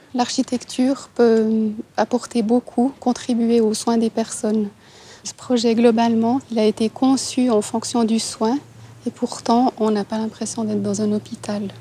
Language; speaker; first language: French; native; French